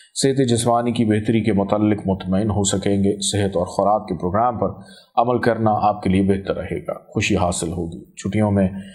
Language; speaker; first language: Urdu; native; Urdu